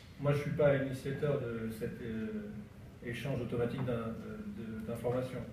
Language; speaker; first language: French; native; French